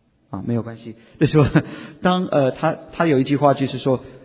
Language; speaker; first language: Chinese; non-native, fluent; English